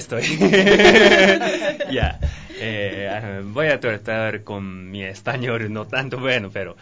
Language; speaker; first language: Spanish; non-native, learner; Japanese